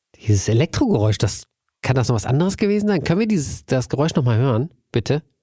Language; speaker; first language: German; native; German